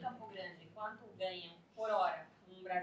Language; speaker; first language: Portuguese; non-native, learner; Spanish